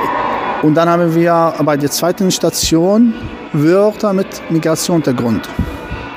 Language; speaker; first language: German; non-native, fluent; Arabic